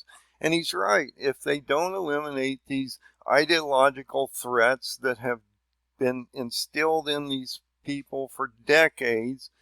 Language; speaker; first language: English; native; English